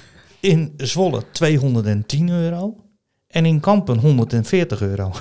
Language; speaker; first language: Dutch; native; Dutch